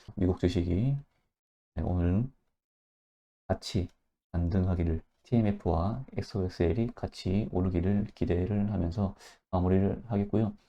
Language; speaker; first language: Korean; native; Korean